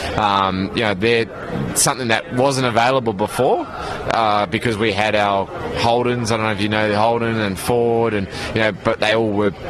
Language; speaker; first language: English; native; English